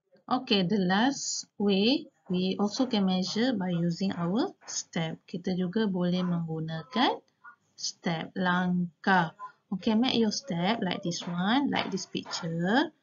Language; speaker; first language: English; non-native, local second language; Malay